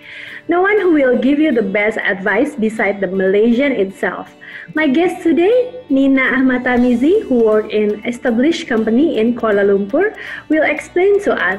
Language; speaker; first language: English; non-native, local second language; Indonesian